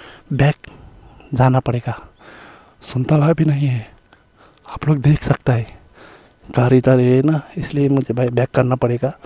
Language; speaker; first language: Hindi; non-native, learner; Nepali